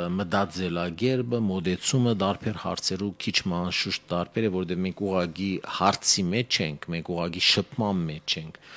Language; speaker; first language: Armenian; early bilingual, heritage; Armenian